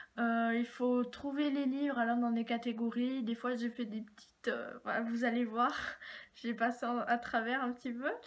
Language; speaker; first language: French; native; French